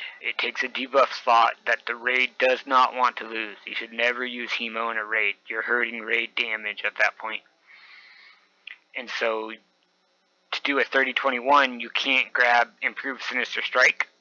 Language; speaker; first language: English; native; English